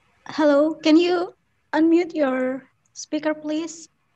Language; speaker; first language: English; non-native, fluent; Indonesian